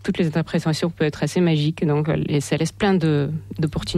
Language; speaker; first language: French; non-native, fluent; Russian